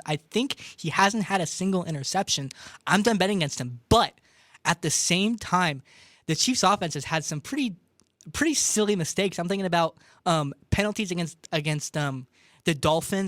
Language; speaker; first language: English; native; English